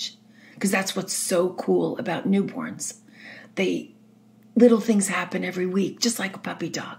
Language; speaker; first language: English; native; English